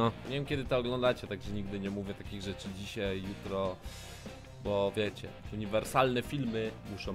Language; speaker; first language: Polish; native; Polish